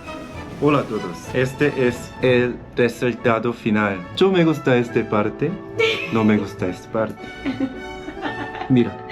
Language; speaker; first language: Spanish; non-native, learner; Korean